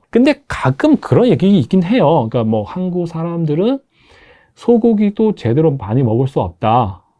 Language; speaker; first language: Korean; non-native, fluent; Chinese